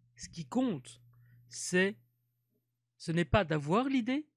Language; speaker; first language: French; native; French